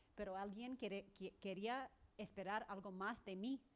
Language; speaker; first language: Spanish; early bilingual, heritage; Spanish